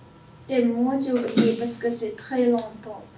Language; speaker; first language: French; non-native, learner; Thai